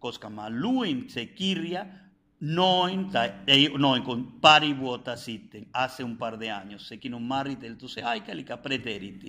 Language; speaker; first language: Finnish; non-native, fluent; Spanish